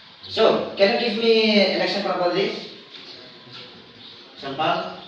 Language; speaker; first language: English; non-native, learner; Indonesian